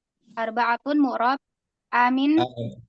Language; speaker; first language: Arabic; non-native, learner; Indonesian